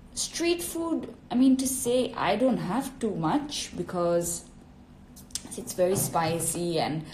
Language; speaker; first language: English; non-native, fluent; Italian